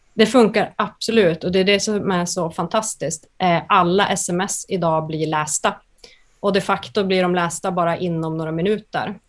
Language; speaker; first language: Swedish; native; Swedish